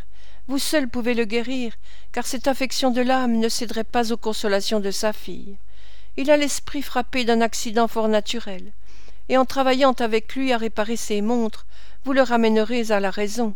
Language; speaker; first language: French; native; French